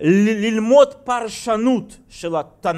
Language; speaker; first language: Hebrew; non-native, fluent; Russian